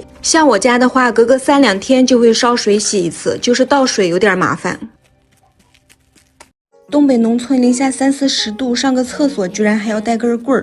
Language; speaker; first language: Chinese; native; Chinese